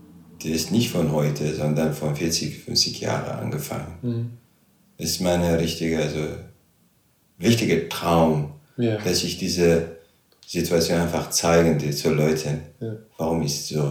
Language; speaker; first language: German; non-native, local second language; Arabic